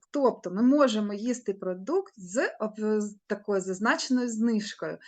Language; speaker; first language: Ukrainian; non-native, local second language; Russian